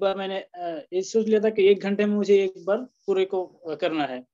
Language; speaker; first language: Hindi; non-native, local second language; Bangla